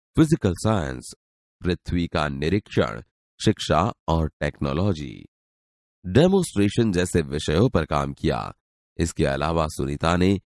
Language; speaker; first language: Hindi; non-native, local second language; Gujarati